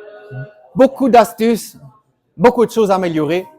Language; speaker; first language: French; non-native, fluent; German